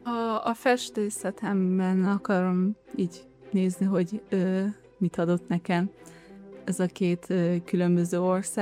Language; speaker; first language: Hungarian; early bilingual, heritage; Hungarian